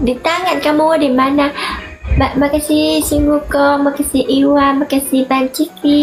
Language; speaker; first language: Indonesian; non-native, learner; Vietnamese